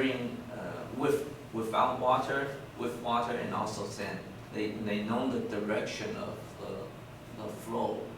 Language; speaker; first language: English; non-native, fluent; Chinese